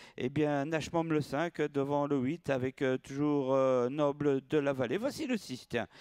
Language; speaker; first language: French; native; French